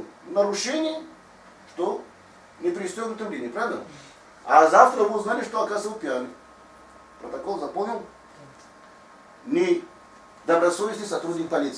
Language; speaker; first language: Russian; non-native, fluent; Tajik